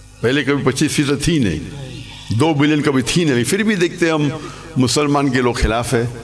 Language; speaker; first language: Urdu; non-native, local second language; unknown